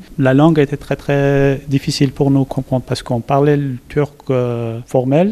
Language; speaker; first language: French; non-native, fluent; Turkish